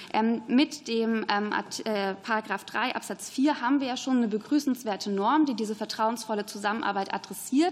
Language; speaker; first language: German; native; German